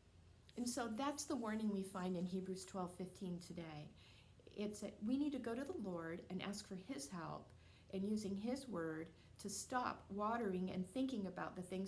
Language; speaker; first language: English; native; English